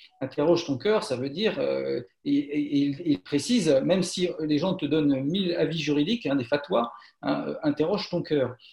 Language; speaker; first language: French; native; French